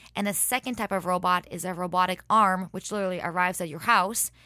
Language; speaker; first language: English; early bilingual, other home language; Hebrew